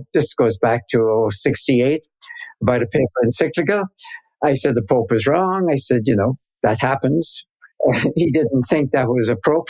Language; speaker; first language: English; native; English